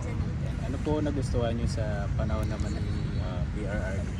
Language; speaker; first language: Filipino; native; Filipino